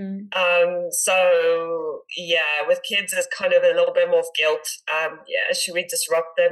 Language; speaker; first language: English; native; English